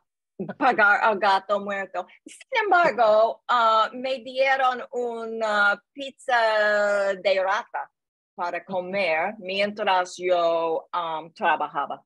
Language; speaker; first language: Spanish; non-native, learner; English